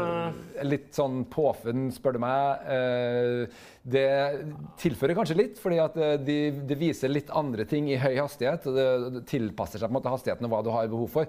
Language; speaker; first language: Norwegian; native; Norwegian